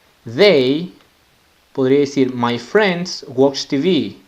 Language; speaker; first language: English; non-native, fluent; Spanish